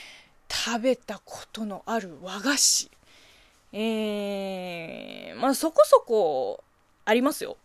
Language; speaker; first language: Japanese; non-native, fluent; Chinese